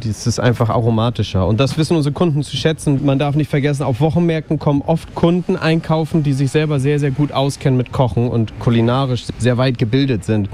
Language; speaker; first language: German; native; German